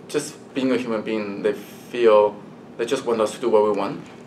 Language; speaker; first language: English; early bilingual, other home language; Chinese